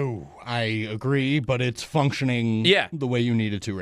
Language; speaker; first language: English; native; English